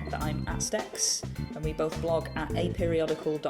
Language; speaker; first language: English; native; English